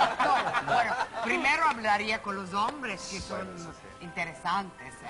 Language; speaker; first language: Spanish; native; Spanish